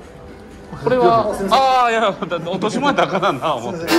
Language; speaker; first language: Japanese; native; Japanese